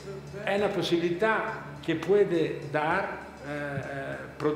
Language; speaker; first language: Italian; non-native, fluent; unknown